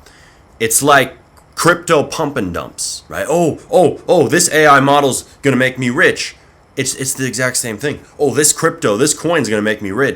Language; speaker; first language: English; native; English